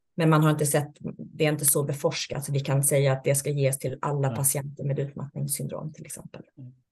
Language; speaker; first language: Swedish; native; Swedish